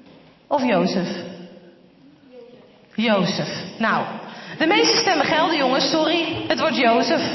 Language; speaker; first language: Dutch; native; Dutch